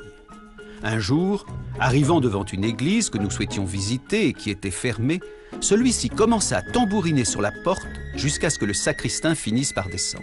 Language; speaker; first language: French; native; French